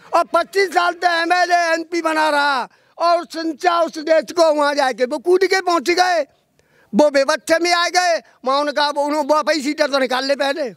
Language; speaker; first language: Hindi; native; Hindi